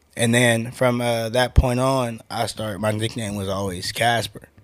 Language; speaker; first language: English; native; English